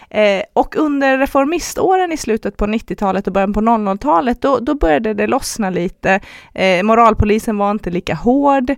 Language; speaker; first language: Swedish; early bilingual, other home language; Persian